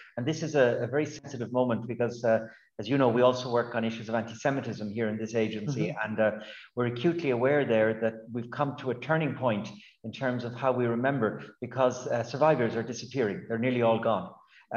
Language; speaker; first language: English; native; English